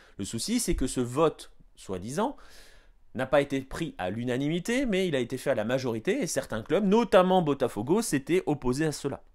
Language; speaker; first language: French; native; French